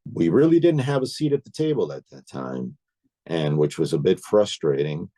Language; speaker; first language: English; native; English